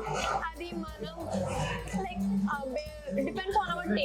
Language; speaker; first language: Telugu; non-native, learner; Hindi